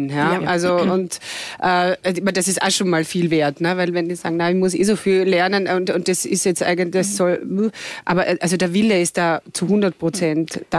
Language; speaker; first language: German; native; German